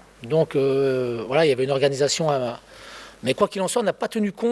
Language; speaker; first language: French; native; French